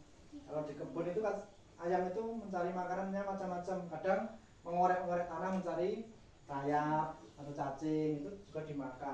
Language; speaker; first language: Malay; non-native, local second language; Javanese